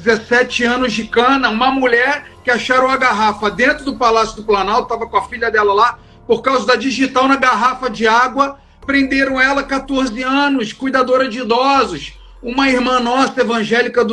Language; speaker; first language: Portuguese; native; Portuguese